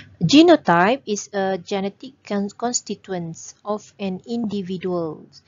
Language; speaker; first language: English; non-native, local second language; Malay